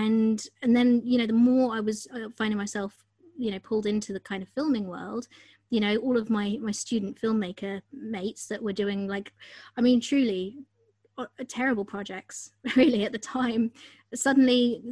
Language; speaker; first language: English; native; English